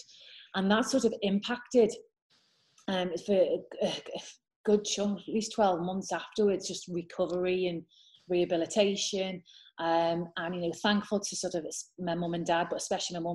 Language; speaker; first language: English; native; English